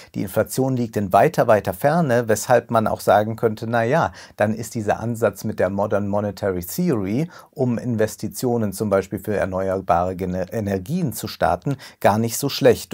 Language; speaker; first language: German; native; German